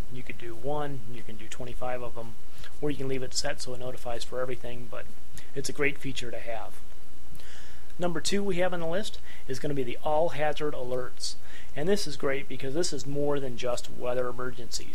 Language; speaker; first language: English; native; English